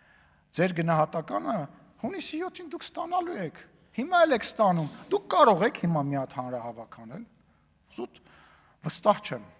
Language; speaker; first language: Armenian; native; Armenian